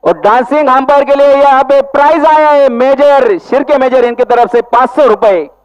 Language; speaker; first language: Hindi; non-native, local second language; Marathi